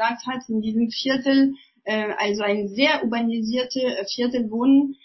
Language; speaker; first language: German; non-native, fluent; French